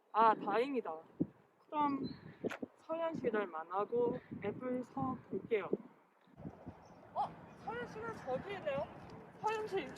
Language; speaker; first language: Korean; non-native, learner; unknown